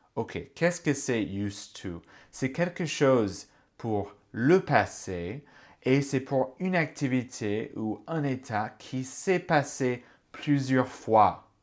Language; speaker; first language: French; non-native, fluent; English